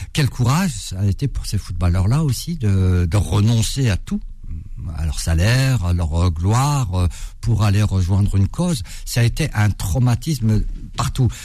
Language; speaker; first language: French; early bilingual, other home language; Arabic